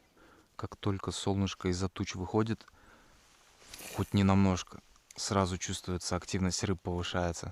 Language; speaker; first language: Russian; native; Russian